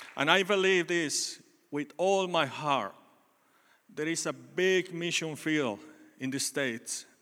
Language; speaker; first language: English; non-native, learner; Spanish